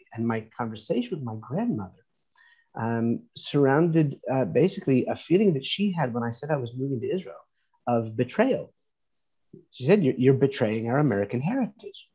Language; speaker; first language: English; native; English